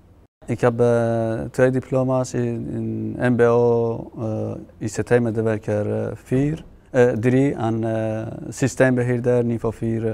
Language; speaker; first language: Dutch; non-native, fluent; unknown